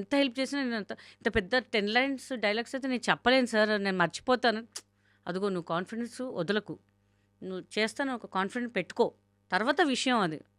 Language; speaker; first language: Telugu; non-native, local second language; Hindi